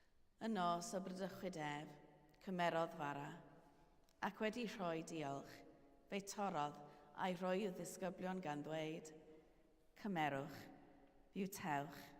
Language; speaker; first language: Welsh; native; Welsh